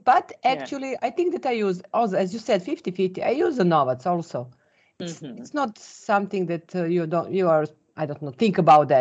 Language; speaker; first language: English; non-native, fluent; Serbian